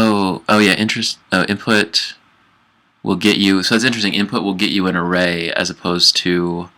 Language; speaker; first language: English; native; English